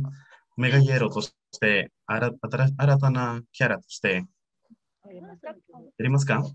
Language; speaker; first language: Japanese; non-native, learner; Spanish